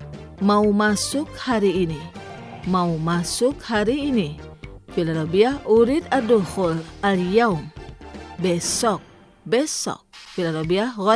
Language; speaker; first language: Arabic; non-native, fluent; Indonesian